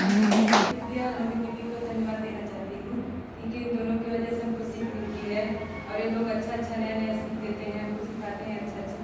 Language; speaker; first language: Hindi; non-native, local second language; Marathi